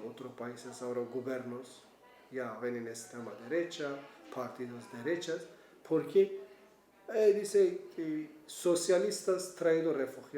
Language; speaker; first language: Spanish; non-native, learner; Kurdish